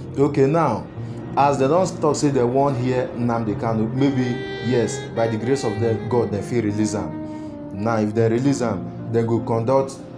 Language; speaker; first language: Nigerian Pidgin; non-native, local second language; Igbo